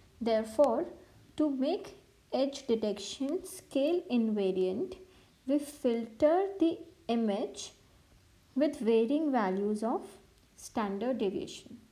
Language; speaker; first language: English; non-native, local second language; Hindi